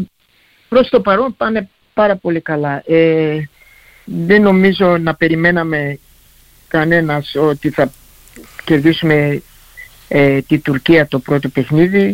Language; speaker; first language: Greek; early bilingual, heritage; Greek